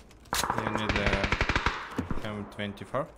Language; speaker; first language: English; non-native, learner; Russian